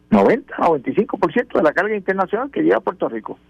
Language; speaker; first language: Spanish; native; Spanish